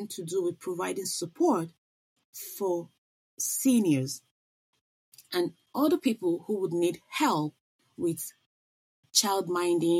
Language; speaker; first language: English; non-native, local second language; Igbo